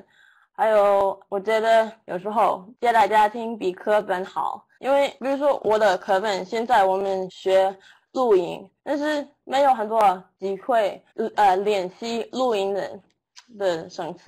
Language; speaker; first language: Chinese; non-native, learner; English